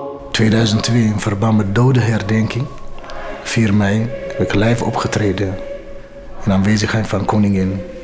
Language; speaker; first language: Dutch; non-native, fluent; Amharic